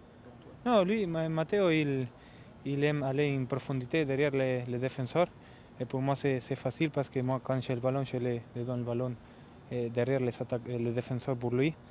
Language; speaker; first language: French; non-native, learner; Spanish